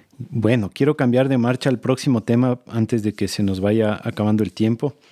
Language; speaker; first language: Spanish; native; Spanish